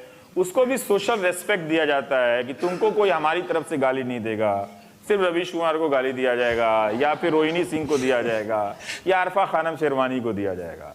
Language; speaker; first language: Hindi; native; Hindi